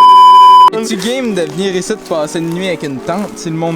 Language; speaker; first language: French; native; French